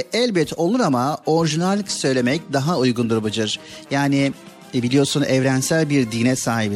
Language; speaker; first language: Turkish; native; Turkish